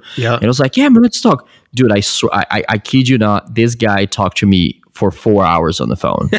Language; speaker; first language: English; non-native, fluent; Portuguese